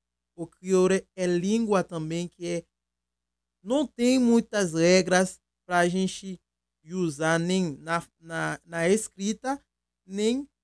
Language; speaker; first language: Portuguese; non-native, local second language; Haitian Creole